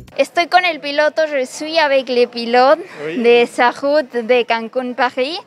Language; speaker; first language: French; non-native, learner; Spanish